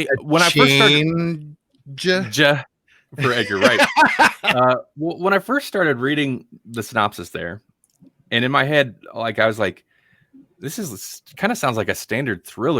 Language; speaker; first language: English; native; English